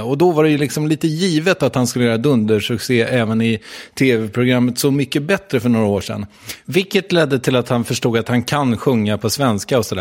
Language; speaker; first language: Swedish; native; Swedish